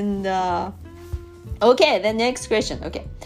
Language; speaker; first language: English; non-native, learner; Japanese